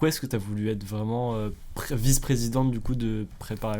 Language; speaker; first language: French; native; French